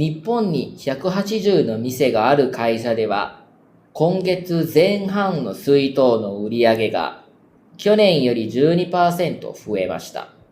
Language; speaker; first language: Japanese; non-native, fluent; Malay